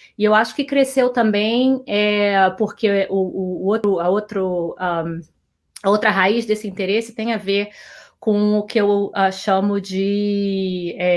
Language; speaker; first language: Portuguese; native; Portuguese